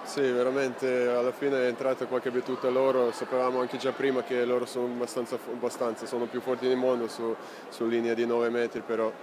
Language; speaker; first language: Italian; non-native, fluent; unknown